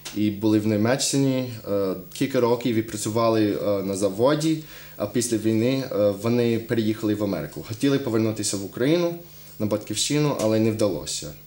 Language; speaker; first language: Ukrainian; non-native, fluent; English